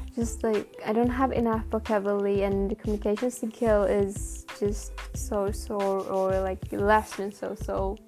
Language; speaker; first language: English; non-native, learner; Japanese